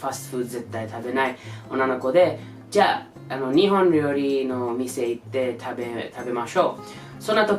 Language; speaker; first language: Japanese; non-native, learner; English